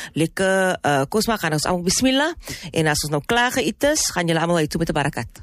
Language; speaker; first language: Afrikaans; non-native, local second language; English